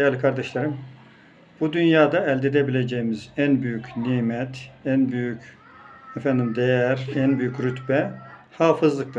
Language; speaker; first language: Turkish; native; Turkish